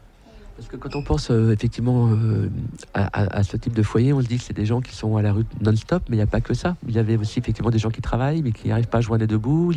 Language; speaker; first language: French; native; French